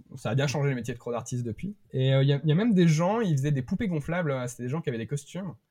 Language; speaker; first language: French; native; French